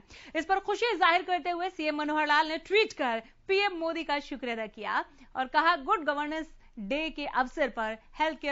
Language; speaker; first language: Hindi; native; Hindi